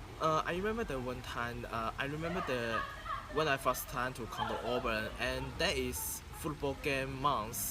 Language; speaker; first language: English; non-native, learner; Chinese